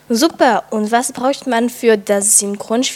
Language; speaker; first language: German; non-native, learner; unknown